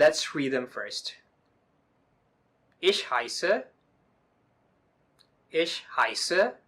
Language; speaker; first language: German; non-native, learner; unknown